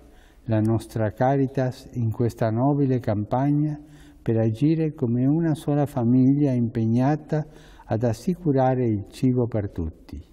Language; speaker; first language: Italian; non-native, fluent; Spanish